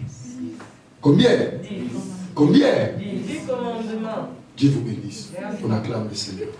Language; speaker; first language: French; non-native, local second language; Lingala